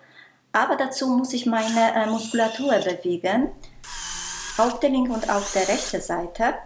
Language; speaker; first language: German; non-native, local second language; Polish